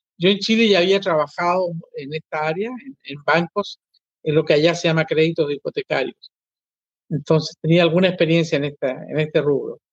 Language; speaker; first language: Spanish; native; Spanish